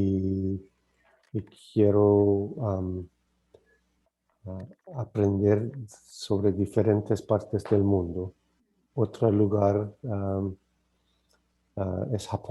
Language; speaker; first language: Spanish; non-native, learner; English